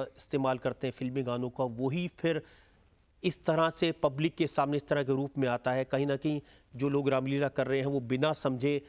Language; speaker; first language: Hindi; native; Hindi